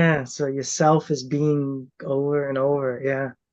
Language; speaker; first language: English; native; English